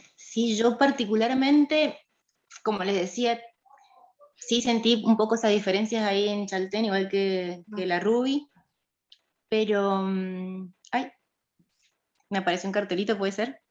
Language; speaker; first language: Spanish; native; Spanish